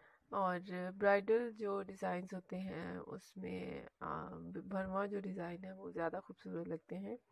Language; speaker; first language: Hindi; native; Hindi